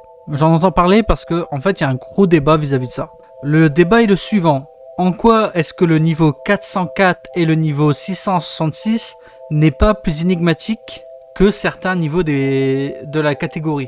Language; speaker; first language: French; native; French